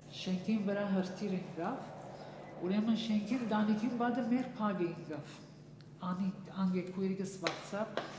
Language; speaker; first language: Armenian; early bilingual, heritage; Armenian